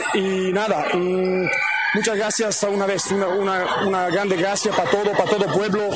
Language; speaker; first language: Spanish; non-native, fluent; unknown